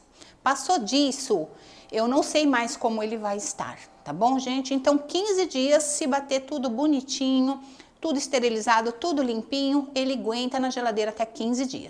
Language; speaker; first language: Portuguese; native; Portuguese